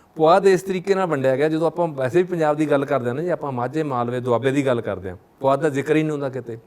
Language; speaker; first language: Punjabi; native; Punjabi